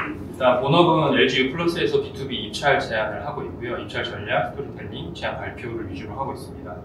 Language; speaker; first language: Korean; native; Korean